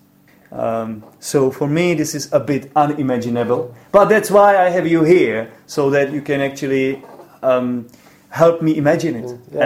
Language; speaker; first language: English; non-native, fluent; Czech